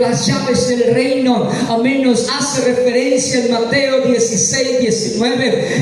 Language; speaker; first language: Spanish; native; Spanish